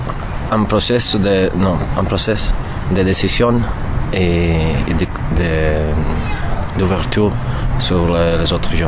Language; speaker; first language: French; non-native, learner; Italian